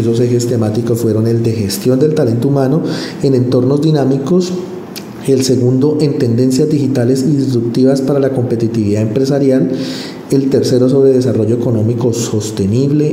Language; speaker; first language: Spanish; native; Spanish